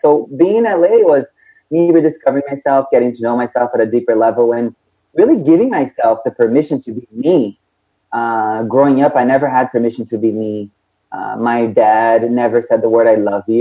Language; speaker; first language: English; non-native, fluent; Portuguese